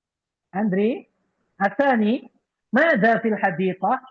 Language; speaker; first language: Arabic; non-native, fluent; Indonesian